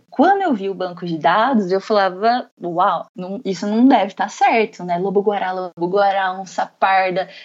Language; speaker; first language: Portuguese; native; Portuguese